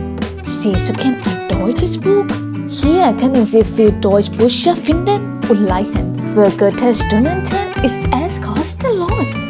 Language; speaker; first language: German; non-native, learner; Thai